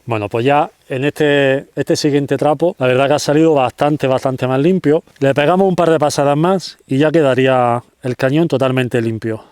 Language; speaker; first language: Spanish; native; Spanish